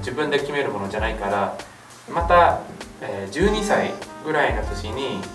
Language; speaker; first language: Japanese; non-native, fluent; English